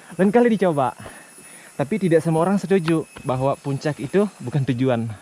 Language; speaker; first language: Indonesian; non-native, local second language; Buginese